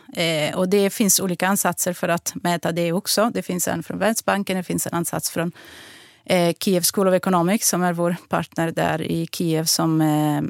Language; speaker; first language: Swedish; non-native, fluent; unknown